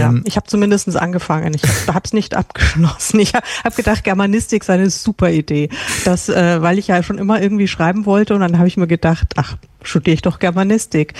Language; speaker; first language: German; native; German